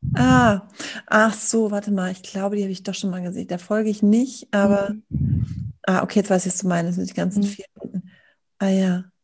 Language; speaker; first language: German; native; German